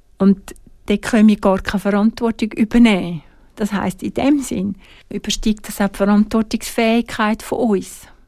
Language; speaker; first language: German; native; German